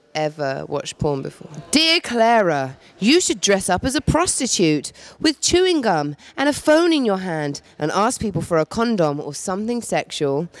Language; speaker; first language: English; native; English